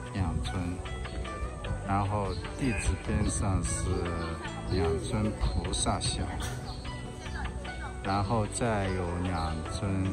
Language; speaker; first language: Chinese; native; Chinese